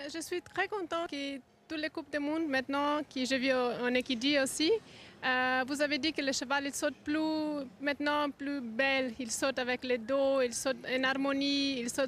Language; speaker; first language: French; non-native, learner; Portuguese